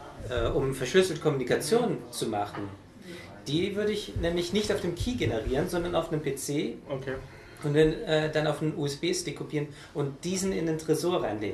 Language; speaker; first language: German; native; German